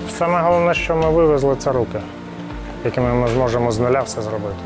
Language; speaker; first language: Ukrainian; non-native, local second language; Russian